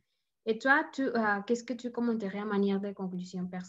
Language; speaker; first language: French; non-native, learner; Spanish